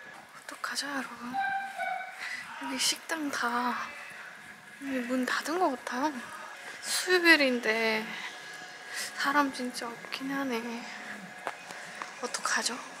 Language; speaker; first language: Korean; non-native, fluent; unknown